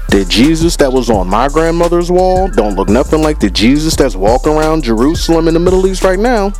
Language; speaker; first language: English; native; English